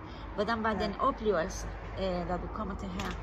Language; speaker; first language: Danish; non-native, learner; Spanish